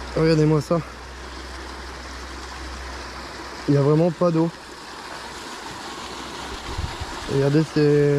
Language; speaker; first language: French; native; French